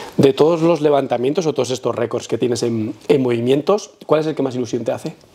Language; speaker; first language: Spanish; native; Spanish